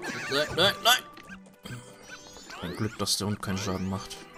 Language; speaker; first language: German; native; German